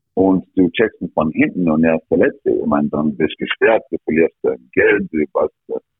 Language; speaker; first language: German; non-native, fluent; English